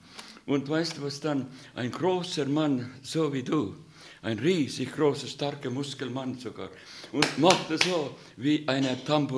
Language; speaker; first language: German; non-native, fluent; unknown